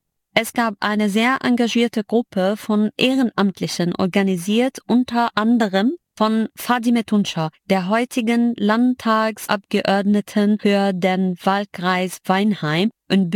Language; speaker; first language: German; non-native, fluent; Arabic